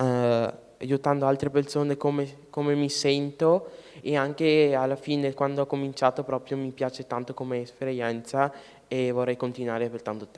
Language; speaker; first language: Italian; early bilingual, other home language; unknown